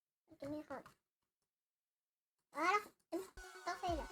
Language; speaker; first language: French; native; French